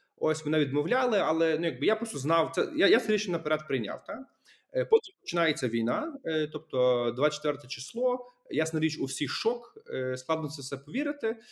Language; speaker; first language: Ukrainian; native; Ukrainian